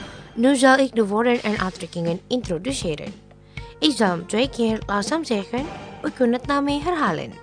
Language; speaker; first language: Dutch; non-native, learner; Indonesian